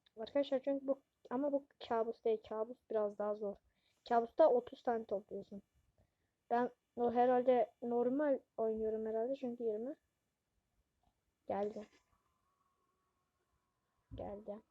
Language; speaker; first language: Turkish; native; Turkish